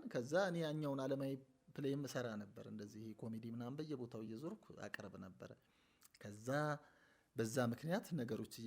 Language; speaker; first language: Amharic; native; Amharic